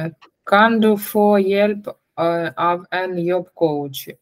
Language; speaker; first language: Swedish; non-native, learner; Russian